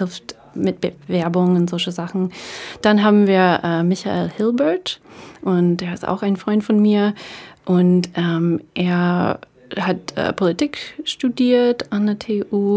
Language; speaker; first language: German; non-native, fluent; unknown